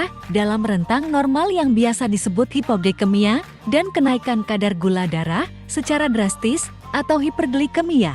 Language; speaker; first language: Indonesian; native; Indonesian